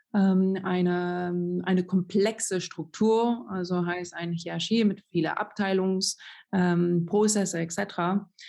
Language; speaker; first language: German; non-native, fluent; French